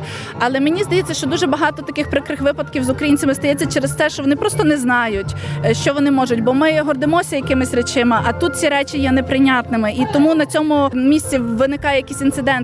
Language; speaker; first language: Ukrainian; native; Ukrainian